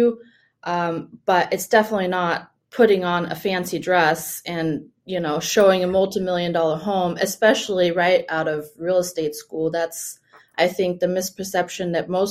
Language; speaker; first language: English; non-native, fluent; German